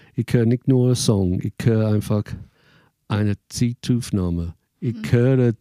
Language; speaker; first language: German; non-native, fluent; English